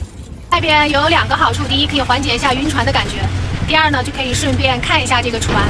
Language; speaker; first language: Chinese; native; Chinese